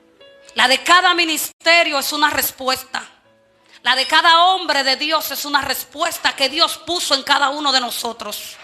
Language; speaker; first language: Spanish; native; Spanish